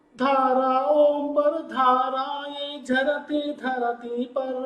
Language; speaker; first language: Hindi; non-native, local second language; Telugu